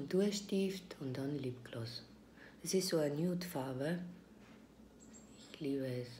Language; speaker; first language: German; non-native, fluent; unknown